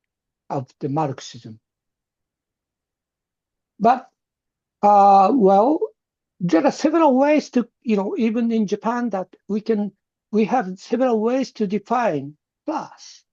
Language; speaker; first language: English; non-native, fluent; Japanese